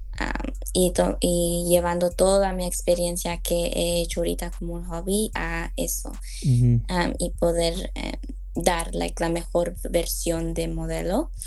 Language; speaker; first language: Spanish; early bilingual, heritage; Spanish